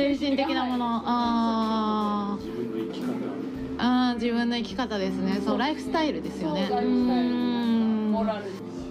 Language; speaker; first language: Japanese; native; Japanese